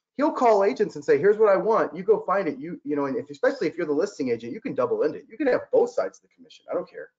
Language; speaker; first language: English; native; English